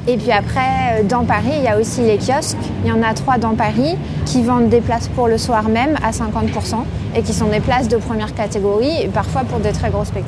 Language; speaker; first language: French; native; French